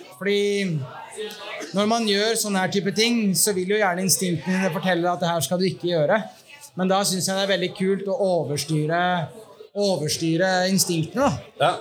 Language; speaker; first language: Norwegian; native; Norwegian